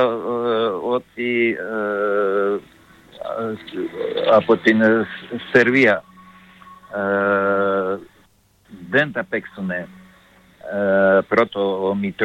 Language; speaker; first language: Greek; non-native, fluent; Serbian